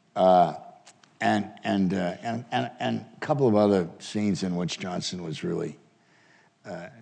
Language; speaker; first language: English; native; English